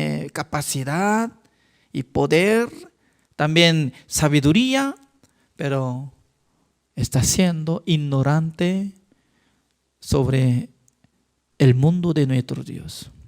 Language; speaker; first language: Spanish; non-native, fluent; Korean